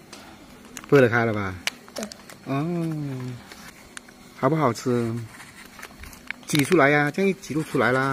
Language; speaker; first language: Chinese; native; Chinese